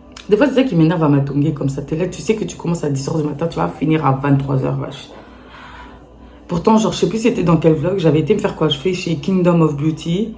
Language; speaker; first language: French; native; French